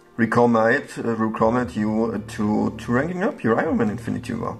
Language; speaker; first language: English; non-native, learner; German